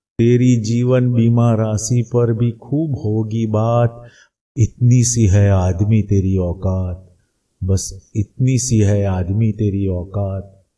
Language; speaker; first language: Hindi; non-native, local second language; Gujarati